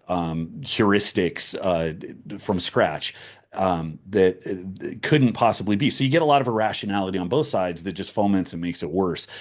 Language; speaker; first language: English; native; English